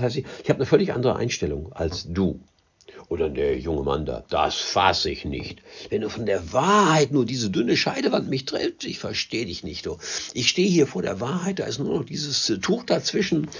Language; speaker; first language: German; native; German